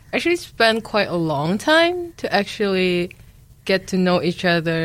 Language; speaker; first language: English; non-native, local second language; Cantonese